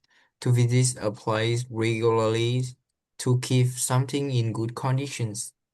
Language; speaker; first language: English; non-native, learner; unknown